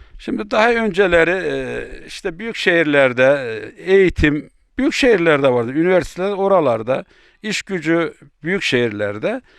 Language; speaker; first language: Turkish; native; Turkish